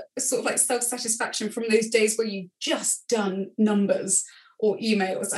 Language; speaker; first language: English; native; English